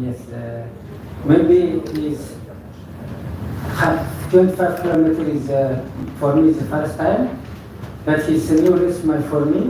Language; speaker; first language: English; non-native, learner; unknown